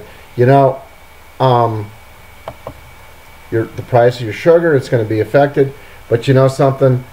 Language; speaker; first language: English; native; English